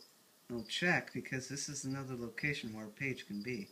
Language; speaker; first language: English; native; English